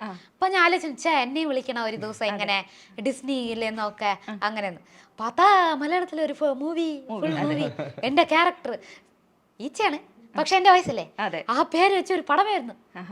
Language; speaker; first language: Malayalam; non-native, local second language; Tamil